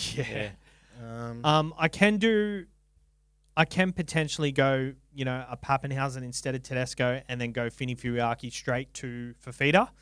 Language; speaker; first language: English; native; English